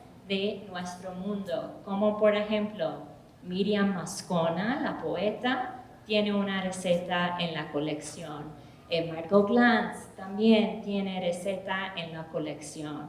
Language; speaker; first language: Spanish; early bilingual, heritage; English